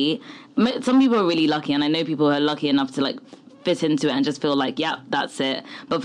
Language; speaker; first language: English; native; English